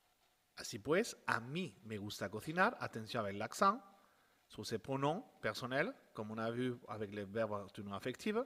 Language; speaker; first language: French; non-native, fluent; Spanish